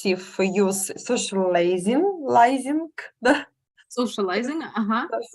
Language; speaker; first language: English; non-native, learner; Russian